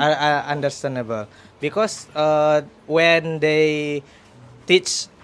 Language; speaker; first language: English; non-native, learner; Indonesian